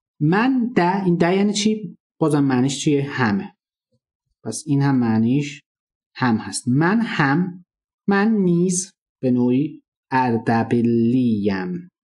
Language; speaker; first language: Persian; non-native, local second language; Azerbaijani